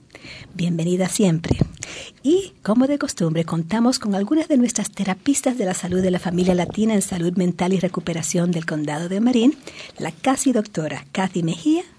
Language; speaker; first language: Spanish; native; Spanish